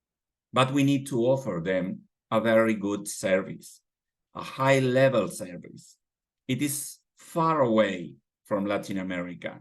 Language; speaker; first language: English; non-native, fluent; Spanish